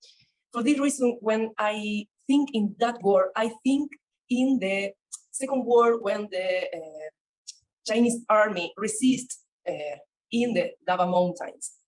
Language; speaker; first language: English; non-native, learner; Spanish